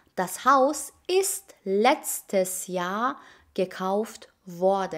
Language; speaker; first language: German; non-native, fluent; Persian